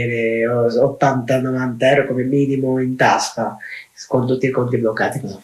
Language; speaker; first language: Italian; non-native, fluent; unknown